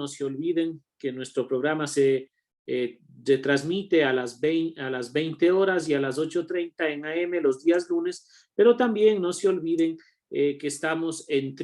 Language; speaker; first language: Spanish; native; Spanish